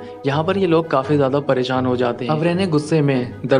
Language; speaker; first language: Hindi; native; Hindi